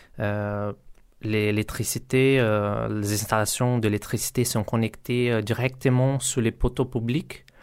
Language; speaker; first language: French; non-native, learner; Portuguese